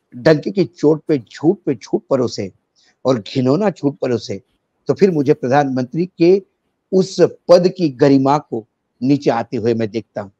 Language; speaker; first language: Hindi; non-native, local second language; Marathi